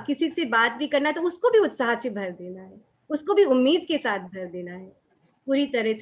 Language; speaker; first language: Hindi; native; Hindi